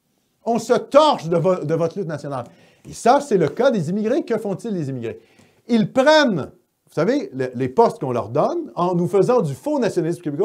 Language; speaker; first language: French; native; French